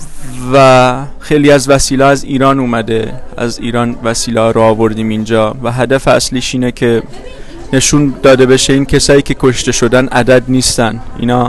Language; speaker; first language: Persian; native; Persian